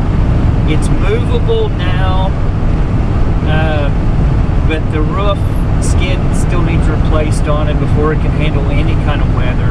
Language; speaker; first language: English; native; English